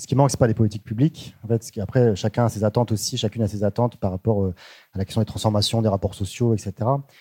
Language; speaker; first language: French; native; French